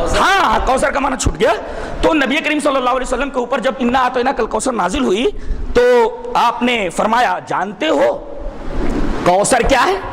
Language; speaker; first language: Urdu; native; Urdu